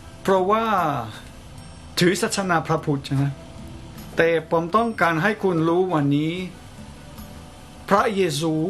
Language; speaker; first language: Thai; non-native, fluent; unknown